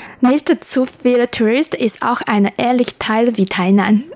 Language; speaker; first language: German; non-native, learner; Chinese